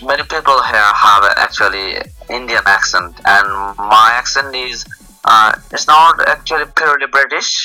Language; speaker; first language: English; non-native, local second language; Bangla